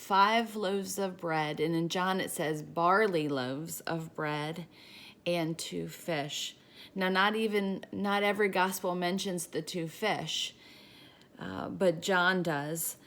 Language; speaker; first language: English; native; English